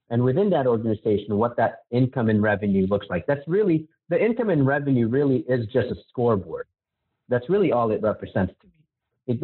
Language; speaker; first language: English; non-native, local second language; Filipino